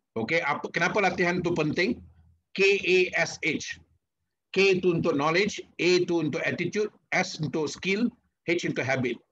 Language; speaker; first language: Malay; non-native, local second language; Tamil